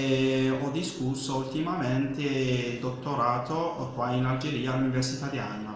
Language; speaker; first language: Italian; non-native, fluent; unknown